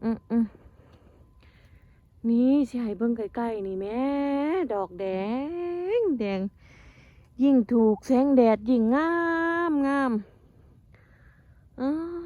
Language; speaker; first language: Thai; native; Thai